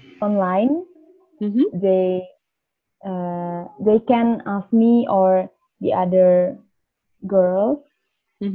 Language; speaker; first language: English; non-native, learner; Indonesian